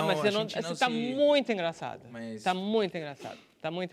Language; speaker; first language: Portuguese; native; Portuguese